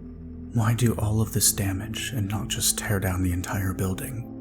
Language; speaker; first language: English; native; English